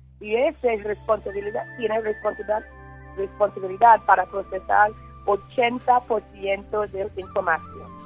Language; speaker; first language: Spanish; non-native, learner; English